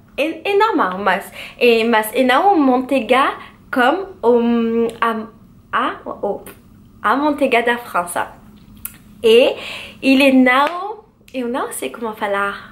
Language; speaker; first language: Portuguese; non-native, learner; French